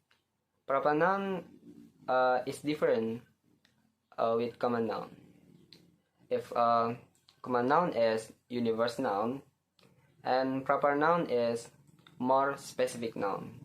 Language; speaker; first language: English; non-native, learner; Indonesian